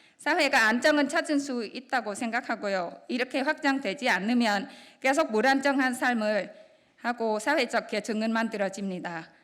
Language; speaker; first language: Korean; non-native, fluent; Vietnamese